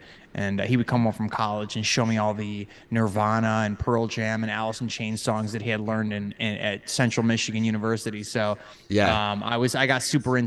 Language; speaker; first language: English; native; English